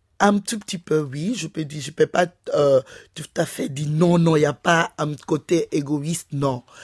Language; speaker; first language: French; non-native, fluent; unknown